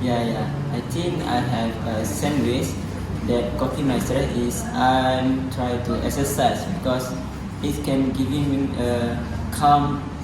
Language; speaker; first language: English; non-native, local second language; Malay